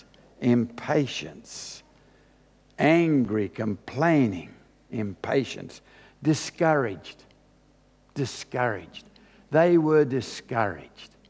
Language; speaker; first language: English; native; English